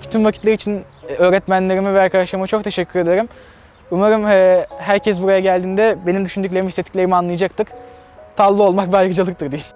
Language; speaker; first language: Turkish; native; Turkish